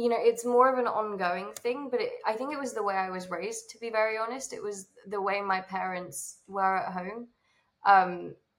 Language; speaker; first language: English; native; English